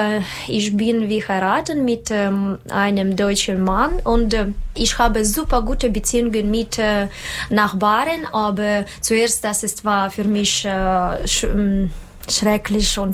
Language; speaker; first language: German; non-native, learner; Russian